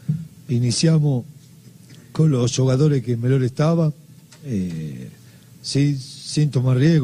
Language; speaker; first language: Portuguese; non-native, learner; Spanish